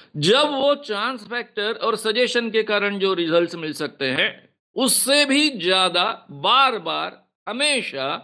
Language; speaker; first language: Hindi; non-native, local second language; Marathi